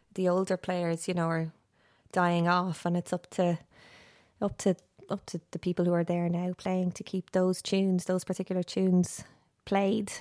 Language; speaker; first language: English; native; English